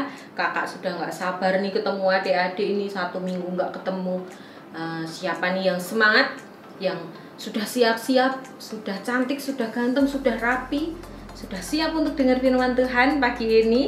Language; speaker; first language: Indonesian; native; Indonesian